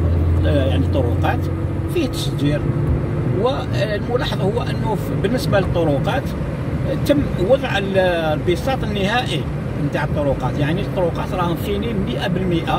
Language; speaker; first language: Arabic; native; Arabic